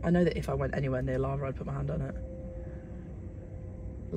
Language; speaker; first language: English; native; English